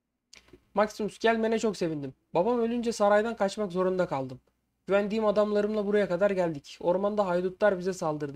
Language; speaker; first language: Turkish; native; Turkish